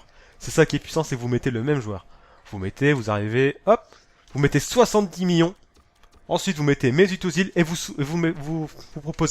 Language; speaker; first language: French; native; French